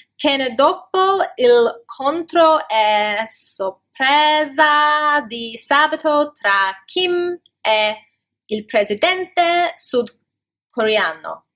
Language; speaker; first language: Italian; non-native, learner; English